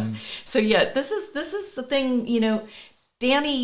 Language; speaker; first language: English; native; English